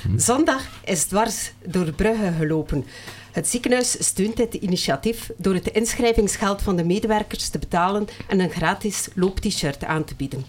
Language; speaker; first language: Dutch; native; Dutch